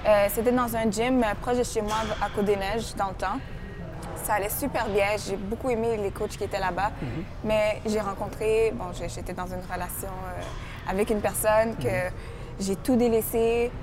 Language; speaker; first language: French; early bilingual, heritage; French